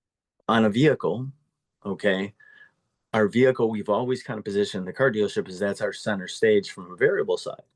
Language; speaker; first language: English; native; English